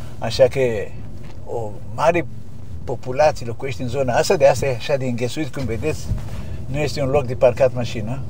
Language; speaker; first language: Romanian; native; Romanian